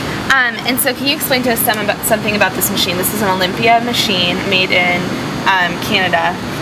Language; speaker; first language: English; native; English